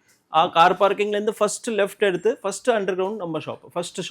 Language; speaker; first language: Malayalam; non-native, local second language; Tamil